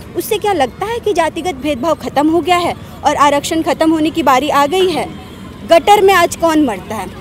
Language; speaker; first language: Hindi; native; Hindi